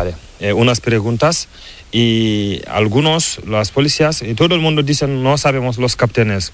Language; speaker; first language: Spanish; non-native, learner; Fula